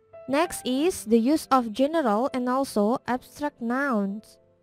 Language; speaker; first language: English; non-native, fluent; Indonesian